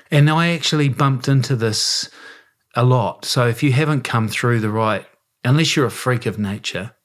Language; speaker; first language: English; native; English